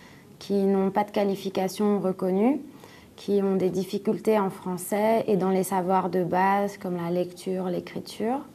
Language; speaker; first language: French; native; French